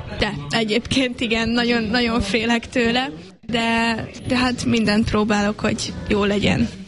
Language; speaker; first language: Hungarian; native; Hungarian